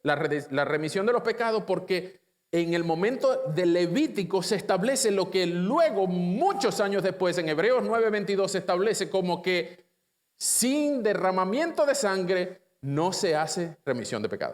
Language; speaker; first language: Spanish; native; Spanish